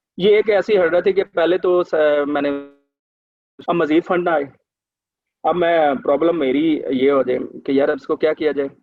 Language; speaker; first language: Urdu; non-native, local second language; Punjabi